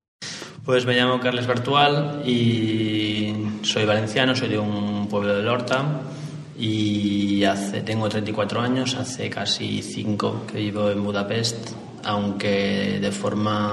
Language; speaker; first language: Spanish; non-native, local second language; Catalan